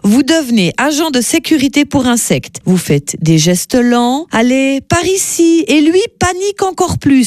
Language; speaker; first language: French; native; French